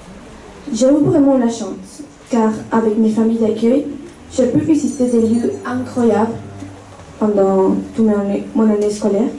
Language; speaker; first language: French; non-native, fluent; Spanish